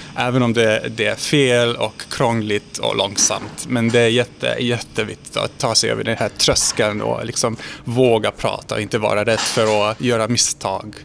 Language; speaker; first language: Swedish; non-native, fluent; Hungarian